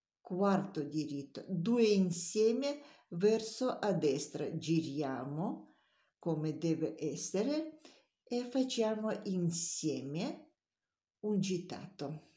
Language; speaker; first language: Italian; non-native, learner; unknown